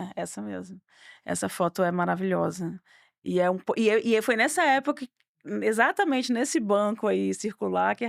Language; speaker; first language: Portuguese; native; Portuguese